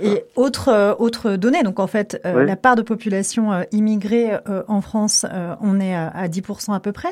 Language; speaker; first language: French; native; French